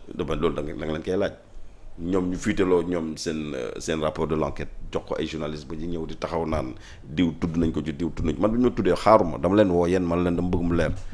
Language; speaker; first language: Wolof; non-native, local second language; Jola-Fonyi